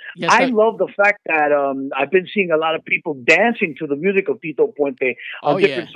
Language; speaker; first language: English; native; English